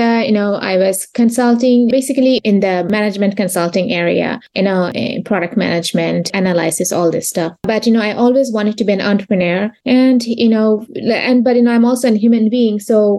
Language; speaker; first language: English; non-native, local second language; Bangla